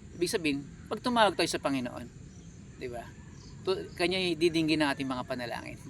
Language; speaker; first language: Filipino; native; Filipino